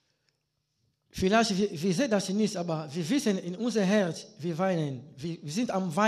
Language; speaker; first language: German; non-native, learner; Lingala